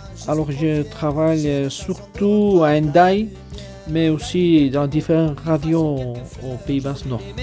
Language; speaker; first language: French; non-native, fluent; Basque